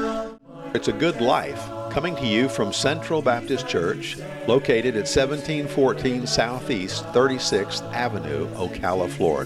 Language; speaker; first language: English; native; English